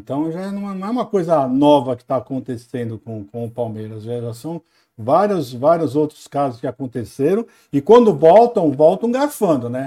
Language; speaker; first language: Portuguese; native; Portuguese